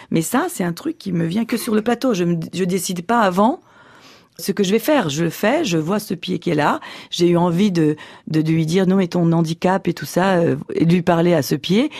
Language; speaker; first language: French; early bilingual, other home language; Portuguese